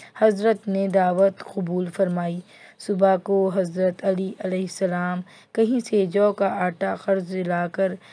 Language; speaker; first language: Urdu; native; Urdu